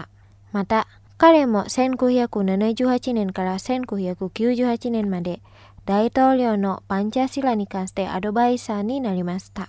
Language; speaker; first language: Japanese; non-native, fluent; Indonesian